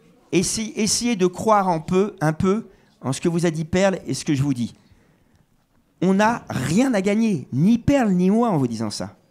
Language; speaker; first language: French; native; French